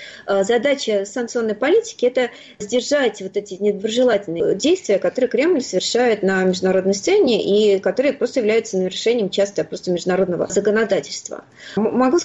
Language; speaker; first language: Russian; native; Russian